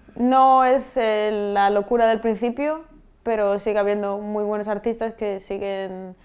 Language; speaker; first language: Spanish; non-native, local second language; Galician